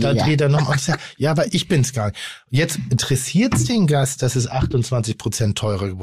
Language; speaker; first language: German; native; German